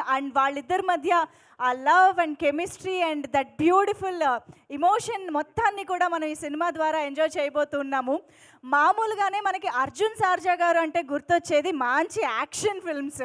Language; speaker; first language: Telugu; native; Telugu